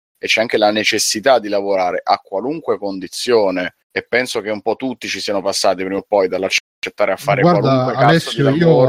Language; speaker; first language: Italian; native; Italian